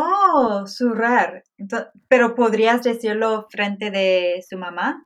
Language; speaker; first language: Spanish; non-native, fluent; English